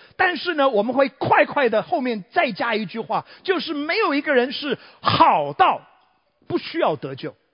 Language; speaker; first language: Chinese; native; Chinese